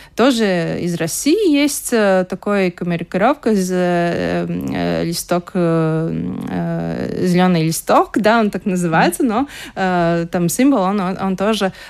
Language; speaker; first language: Russian; non-native, local second language; Latvian